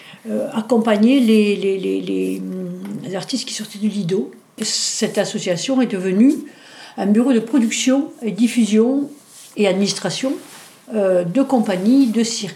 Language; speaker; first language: French; native; French